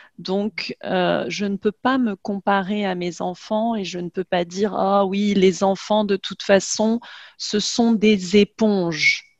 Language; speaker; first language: French; native; French